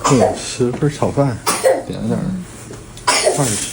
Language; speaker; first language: Chinese; native; Chinese